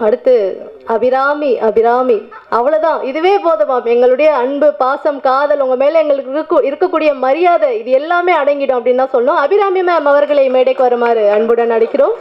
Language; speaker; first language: Tamil; native; Tamil